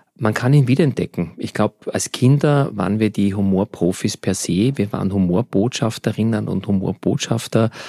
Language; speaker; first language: German; native; German